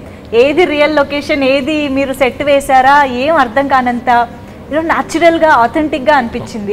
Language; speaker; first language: Telugu; native; Telugu